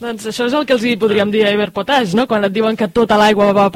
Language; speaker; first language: Catalan; native; Catalan